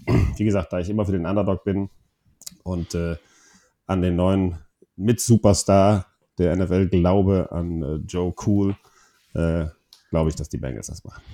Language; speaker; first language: German; non-native, fluent; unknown